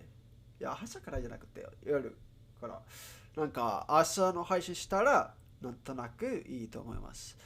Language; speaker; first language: Japanese; non-native, learner; English